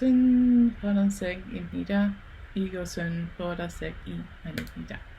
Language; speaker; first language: Korean; non-native, learner; Dutch